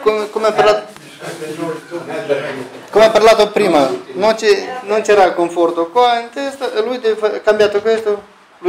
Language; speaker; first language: Italian; non-native, learner; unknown